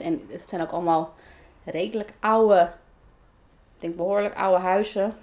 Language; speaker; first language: Dutch; native; Dutch